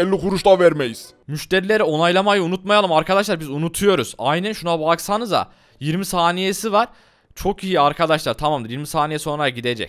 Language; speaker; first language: Turkish; native; Turkish